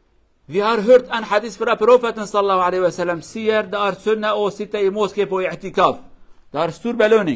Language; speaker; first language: Swedish; non-native, learner; Kurdish